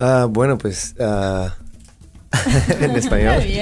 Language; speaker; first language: Spanish; native; Spanish